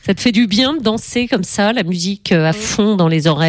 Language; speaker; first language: French; native; French